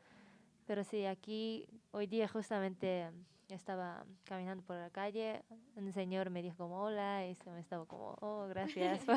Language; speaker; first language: Spanish; non-native, learner; Japanese